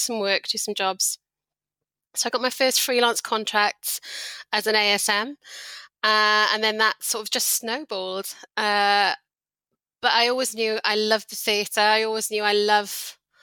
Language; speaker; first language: English; native; English